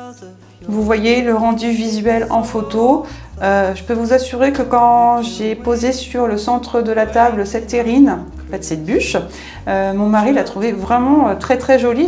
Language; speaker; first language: French; native; French